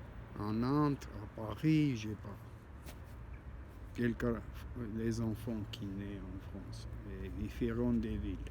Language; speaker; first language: French; non-native, learner; Armenian